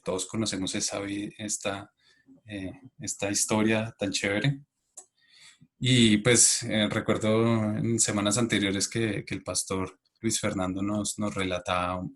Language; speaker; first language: Spanish; native; Spanish